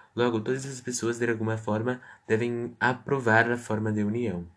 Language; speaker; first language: Portuguese; non-native, fluent; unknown